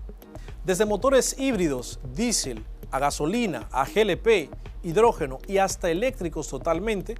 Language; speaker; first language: Spanish; native; Spanish